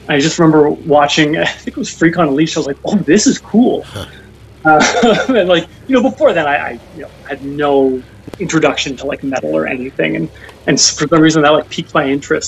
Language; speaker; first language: English; native; English